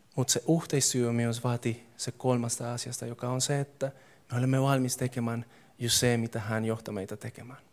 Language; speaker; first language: Finnish; non-native, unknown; English